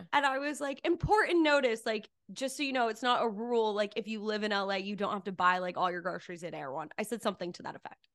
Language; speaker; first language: English; native; English